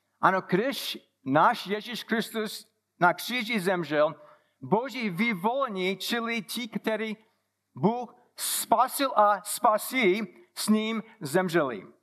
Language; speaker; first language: Czech; non-native, fluent; English